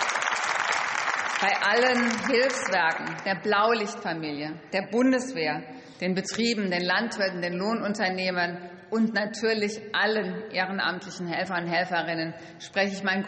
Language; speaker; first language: German; native; German